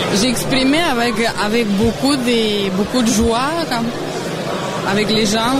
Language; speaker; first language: French; non-native, learner; Russian